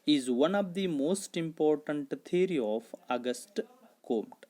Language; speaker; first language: English; non-native, local second language; Kannada